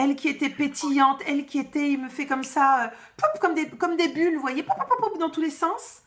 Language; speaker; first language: French; native; French